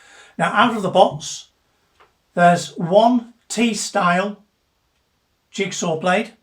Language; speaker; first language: English; native; English